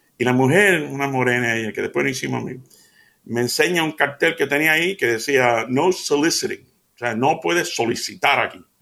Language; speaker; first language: Spanish; early bilingual, heritage; Spanish